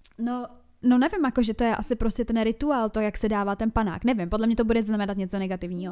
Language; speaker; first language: Czech; native; Czech